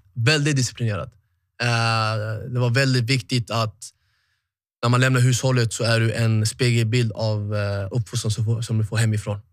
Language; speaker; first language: Swedish; early bilingual, other home language; Tigrinya